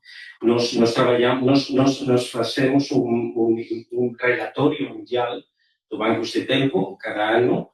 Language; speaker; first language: Portuguese; non-native, learner; Galician